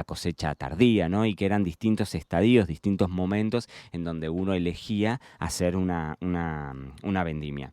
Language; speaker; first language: Spanish; native; Spanish